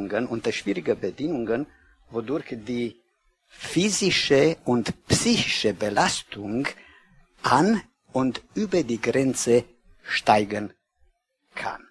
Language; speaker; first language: German; non-native, learner; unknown